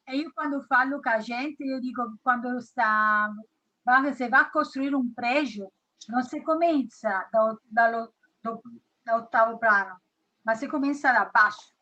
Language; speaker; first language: Portuguese; non-native, learner; Italian